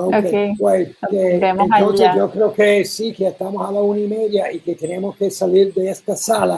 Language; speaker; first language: Spanish; non-native, learner; English